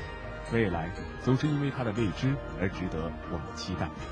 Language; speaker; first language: Chinese; native; Chinese